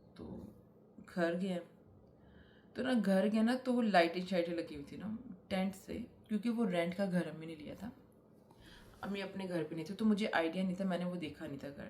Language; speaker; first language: Urdu; native; Urdu